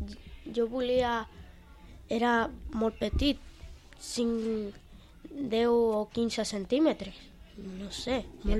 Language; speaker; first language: Catalan; non-native, local second language; Spanish